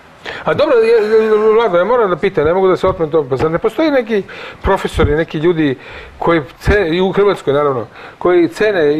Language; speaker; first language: Croatian; native; Croatian